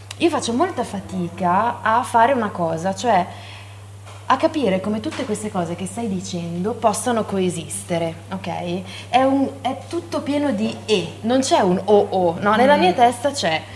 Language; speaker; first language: Italian; native; Italian